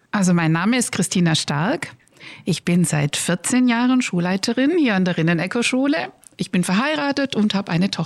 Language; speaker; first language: German; native; German